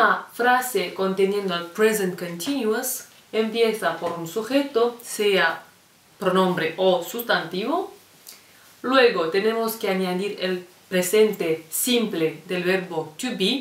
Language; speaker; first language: Spanish; non-native, fluent; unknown